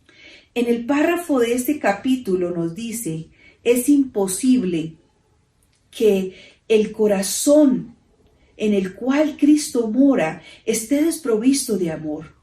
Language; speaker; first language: Spanish; native; Spanish